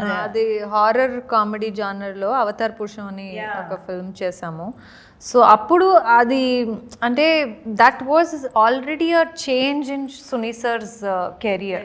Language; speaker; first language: Telugu; non-native, learner; Kannada